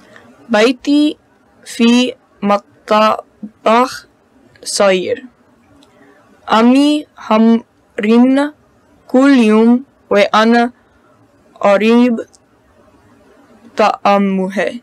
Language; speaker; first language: Arabic; non-native, learner; English